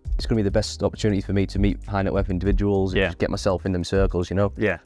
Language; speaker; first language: English; native; English